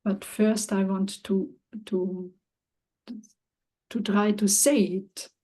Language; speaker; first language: English; non-native, learner; German